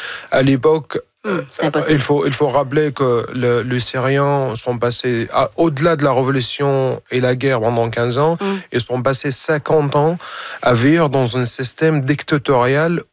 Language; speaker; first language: French; non-native, fluent; Arabic